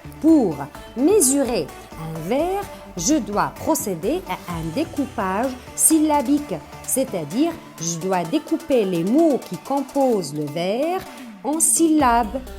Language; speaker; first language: French; non-native, local second language; Arabic